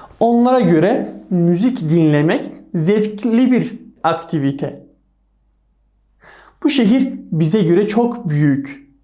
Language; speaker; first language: Turkish; non-native, fluent; Persian